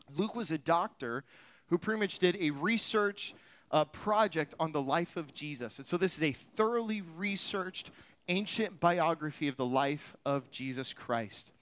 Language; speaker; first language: English; native; English